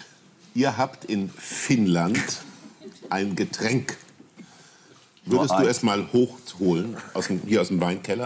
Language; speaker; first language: German; native; German